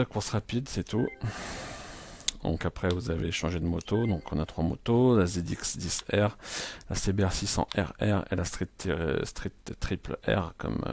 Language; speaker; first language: French; native; French